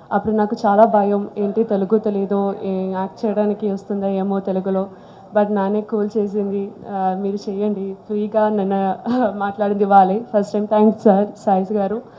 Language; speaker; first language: Telugu; non-native, learner; Malayalam